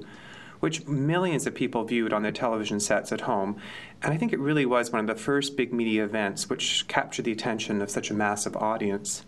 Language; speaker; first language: English; native; English